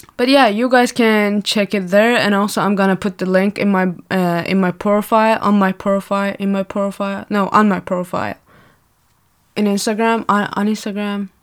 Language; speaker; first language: English; non-native, fluent; Persian